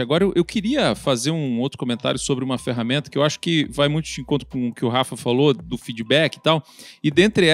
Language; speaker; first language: Portuguese; native; Portuguese